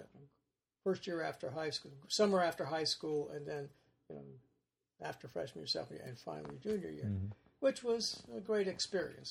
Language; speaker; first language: English; native; English